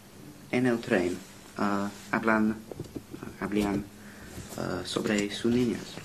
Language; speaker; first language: Spanish; non-native, learner; English